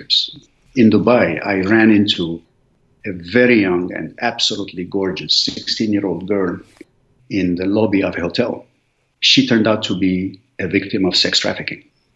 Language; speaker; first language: English; non-native, fluent; Arabic